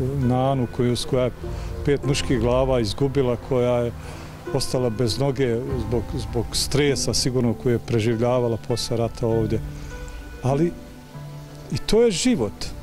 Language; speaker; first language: Serbian; native; Serbian